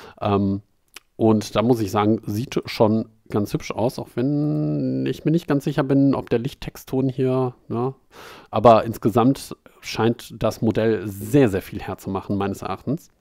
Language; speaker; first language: German; native; German